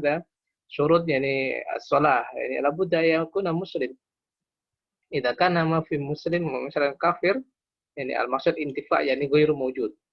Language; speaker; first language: Arabic; non-native, fluent; Indonesian